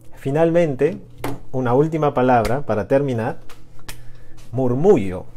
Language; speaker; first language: Spanish; native; Spanish